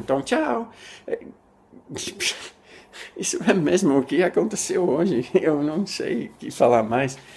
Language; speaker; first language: Portuguese; non-native, learner; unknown